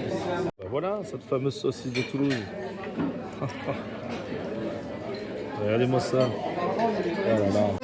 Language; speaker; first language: French; native; French